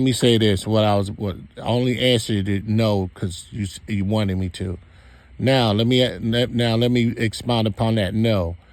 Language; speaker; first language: English; native; English